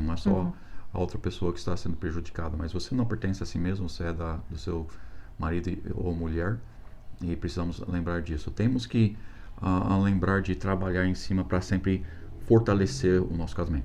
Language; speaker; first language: Portuguese; non-native, fluent; English